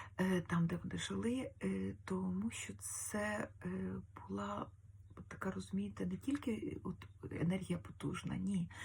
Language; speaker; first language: Ukrainian; native; Ukrainian